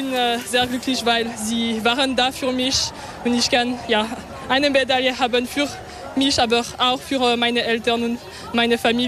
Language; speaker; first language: German; non-native, local second language; French